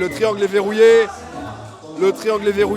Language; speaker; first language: French; native; French